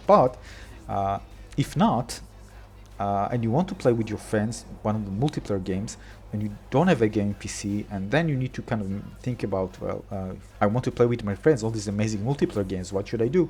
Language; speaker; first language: English; non-native, fluent; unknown